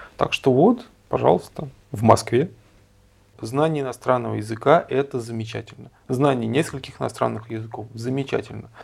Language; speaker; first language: Russian; native; Russian